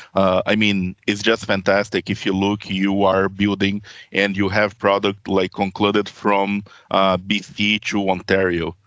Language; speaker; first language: English; non-native, fluent; Portuguese